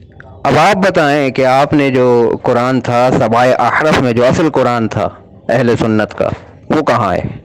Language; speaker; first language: Urdu; native; Urdu